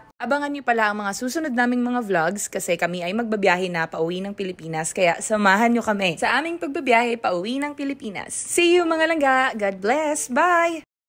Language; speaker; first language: Filipino; non-native, local second language; Cebuano